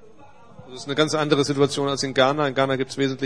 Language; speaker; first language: German; native; German